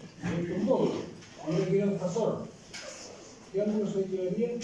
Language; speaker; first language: Spanish; native; Spanish